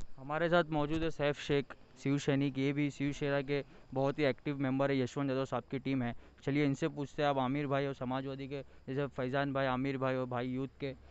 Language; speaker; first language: Hindi; native; Hindi